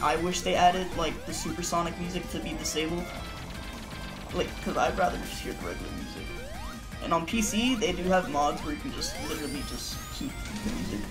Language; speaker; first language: English; native; English